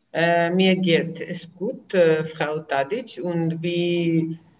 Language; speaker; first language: German; non-native, learner; Serbian